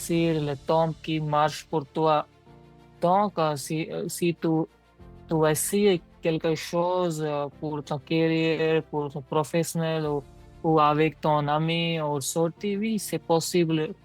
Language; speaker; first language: French; non-native, learner; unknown